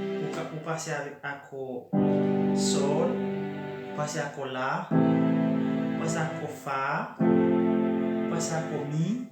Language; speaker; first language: French; non-native, local second language; Haitian Creole